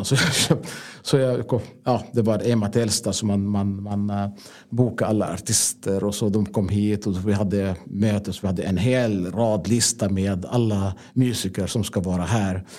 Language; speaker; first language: Swedish; non-native, fluent; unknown